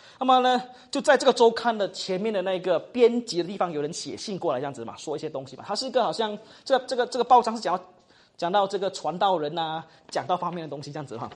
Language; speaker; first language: Chinese; native; Chinese